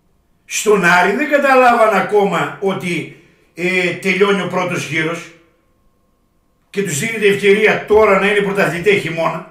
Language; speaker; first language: Greek; native; Greek